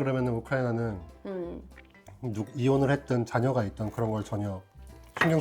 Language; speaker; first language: Korean; native; Korean